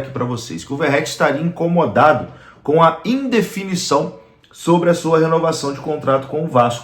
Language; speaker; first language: Portuguese; native; Portuguese